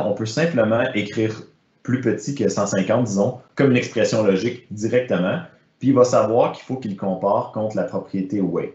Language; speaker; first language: French; native; French